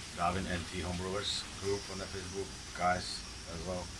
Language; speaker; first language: English; non-native, fluent; Czech